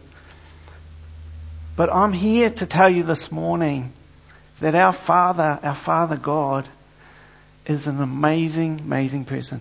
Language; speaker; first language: English; native; English